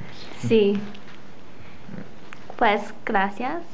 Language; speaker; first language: Spanish; non-native, learner; English